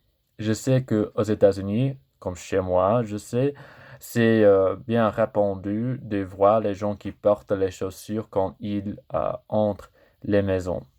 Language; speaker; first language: French; non-native, fluent; English